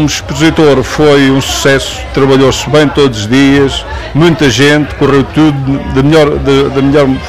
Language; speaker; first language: Portuguese; native; Portuguese